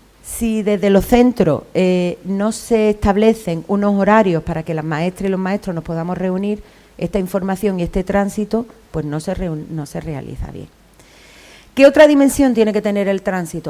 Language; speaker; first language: Spanish; native; Spanish